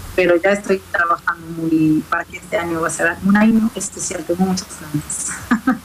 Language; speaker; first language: Spanish; non-native, fluent; Hebrew